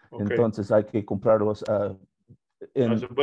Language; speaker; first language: Spanish; non-native, learner; English